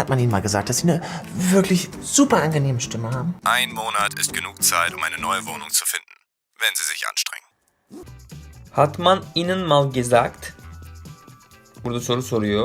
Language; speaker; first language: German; non-native, fluent; Turkish